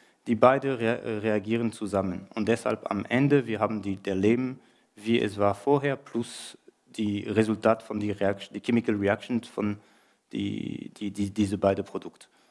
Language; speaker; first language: German; non-native, learner; French